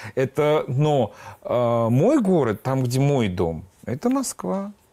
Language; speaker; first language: Russian; native; Russian